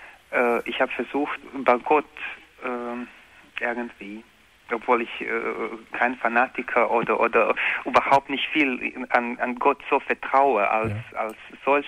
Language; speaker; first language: German; non-native, learner; Croatian